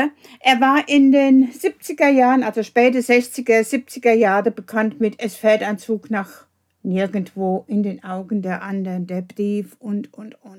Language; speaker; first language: German; native; German